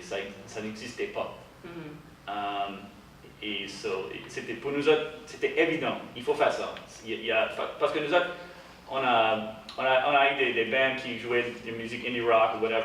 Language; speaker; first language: French; early bilingual, heritage; English